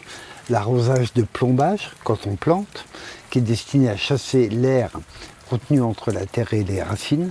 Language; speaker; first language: French; native; French